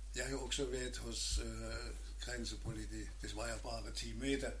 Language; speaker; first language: Norwegian; non-native, learner; German